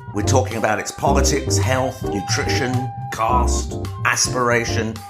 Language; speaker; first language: English; native; English